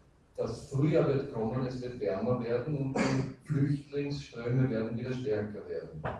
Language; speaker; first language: German; native; German